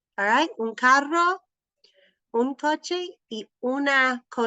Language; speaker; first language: Spanish; non-native, fluent; English